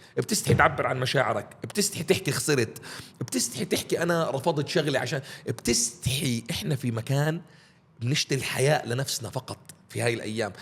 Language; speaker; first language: Arabic; early bilingual, heritage; Arabic